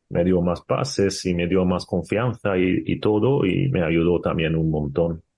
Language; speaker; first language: Spanish; non-native, fluent; Swedish